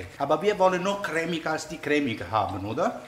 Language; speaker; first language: German; non-native, fluent; Italian